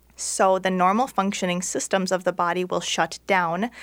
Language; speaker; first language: English; native; English